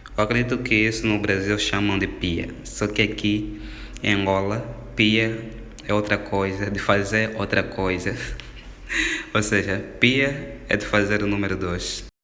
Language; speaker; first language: Portuguese; native; Portuguese